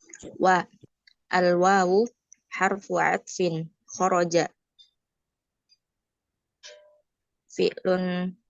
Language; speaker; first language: Arabic; non-native, learner; Indonesian